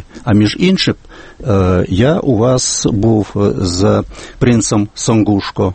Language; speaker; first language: Ukrainian; non-native, fluent; Lithuanian